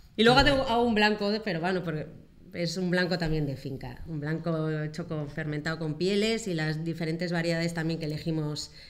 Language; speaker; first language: Spanish; native; Spanish